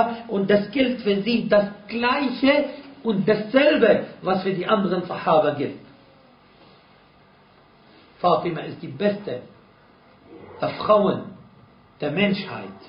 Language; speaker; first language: German; non-native, fluent; Arabic